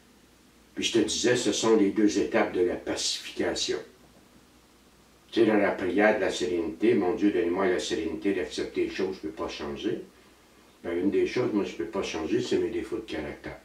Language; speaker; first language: French; native; French